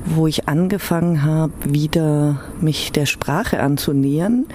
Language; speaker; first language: German; early bilingual, heritage; German